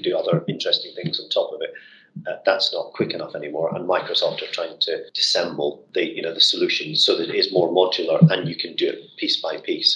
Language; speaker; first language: English; native; English